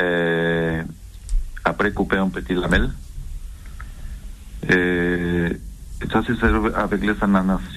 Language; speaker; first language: French; non-native, learner; Spanish